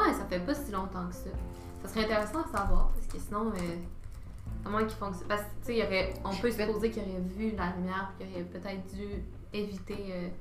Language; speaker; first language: French; native; French